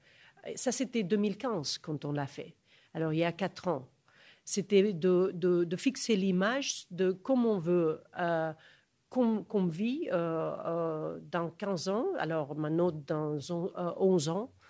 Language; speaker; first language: French; non-native, fluent; Catalan